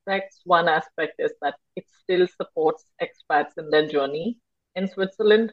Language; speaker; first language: English; non-native, local second language; Hindi